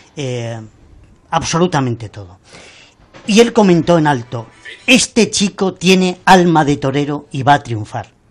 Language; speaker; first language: Spanish; native; Spanish